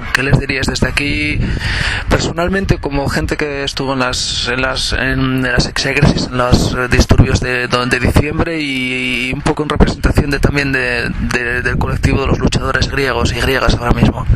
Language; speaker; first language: Spanish; native; Spanish